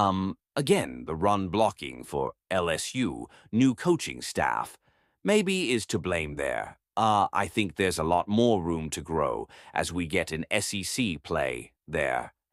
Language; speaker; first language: English; native; English